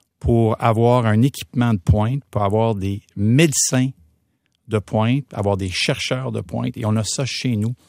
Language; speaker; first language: French; native; French